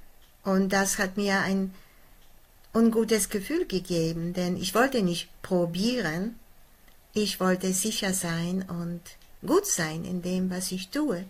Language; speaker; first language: German; non-native, fluent; Polish